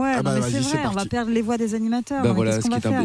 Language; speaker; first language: French; native; French